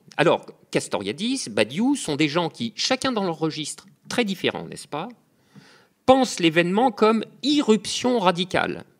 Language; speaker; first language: French; native; French